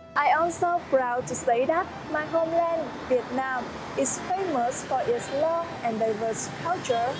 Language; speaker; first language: English; non-native, fluent; Vietnamese